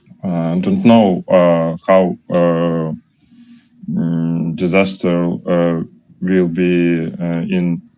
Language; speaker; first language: English; non-native, learner; Russian